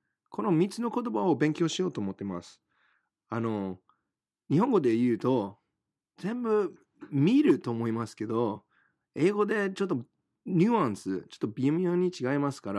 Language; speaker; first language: Japanese; non-native, fluent; English